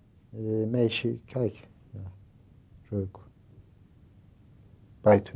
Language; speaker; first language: Dutch; non-native, learner; Turkish